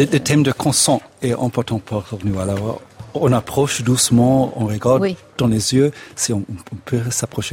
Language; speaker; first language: French; non-native, fluent; English